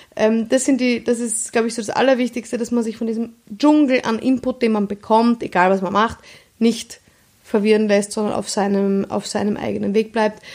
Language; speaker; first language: German; native; German